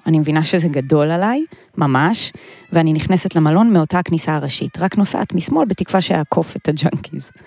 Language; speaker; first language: Hebrew; native; Hebrew